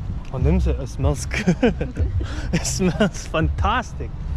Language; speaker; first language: English; non-native, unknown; Korean